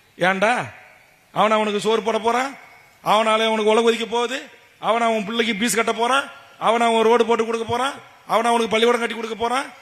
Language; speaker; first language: Tamil; native; Tamil